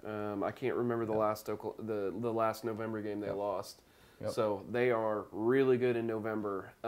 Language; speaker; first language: English; native; English